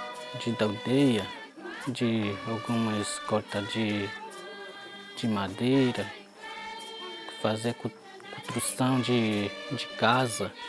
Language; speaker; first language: Portuguese; non-native, local second language; Guarani